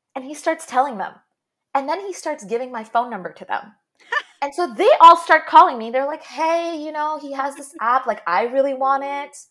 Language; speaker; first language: English; non-native, fluent; Arabic